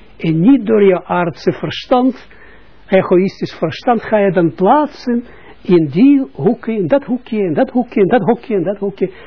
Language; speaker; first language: Dutch; non-native, fluent; Russian